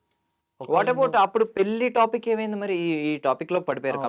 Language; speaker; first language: Telugu; native; Telugu